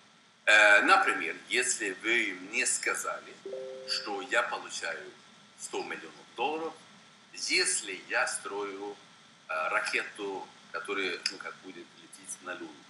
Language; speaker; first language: Russian; non-native, fluent; Swedish